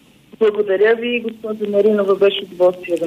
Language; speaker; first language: Bulgarian; native; Bulgarian